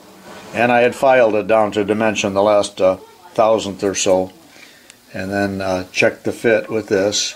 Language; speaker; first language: English; native; English